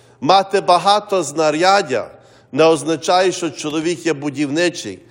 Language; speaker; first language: Ukrainian; early bilingual, heritage; Ukrainian